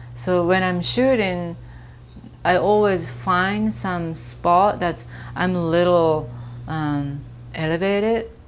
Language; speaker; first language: English; non-native, fluent; Japanese